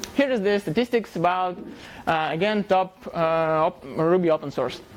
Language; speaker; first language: English; non-native, fluent; Russian